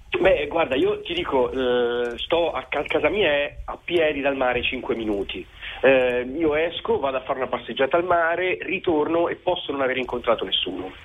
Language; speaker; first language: Italian; native; Italian